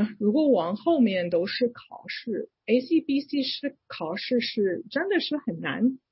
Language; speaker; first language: Chinese; non-native, fluent; English